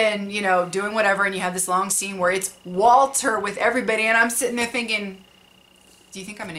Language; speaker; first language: English; native; English